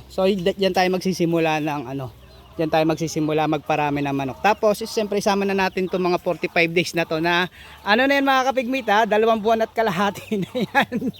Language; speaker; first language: Filipino; native; Filipino